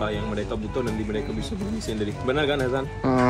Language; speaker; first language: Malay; non-native, learner; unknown